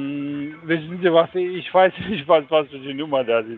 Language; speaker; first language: German; non-native, fluent; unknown